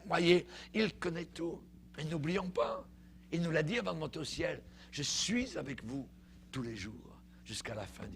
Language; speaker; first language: French; native; French